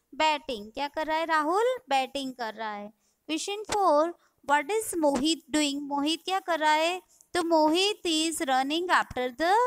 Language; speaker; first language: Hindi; non-native, local second language; Gujarati